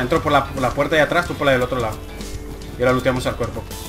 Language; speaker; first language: Spanish; native; Spanish